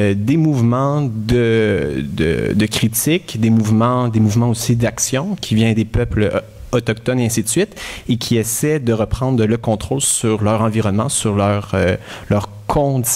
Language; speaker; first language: French; native; French